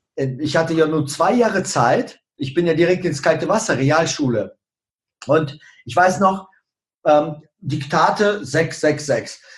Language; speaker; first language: German; early bilingual, other home language; Russian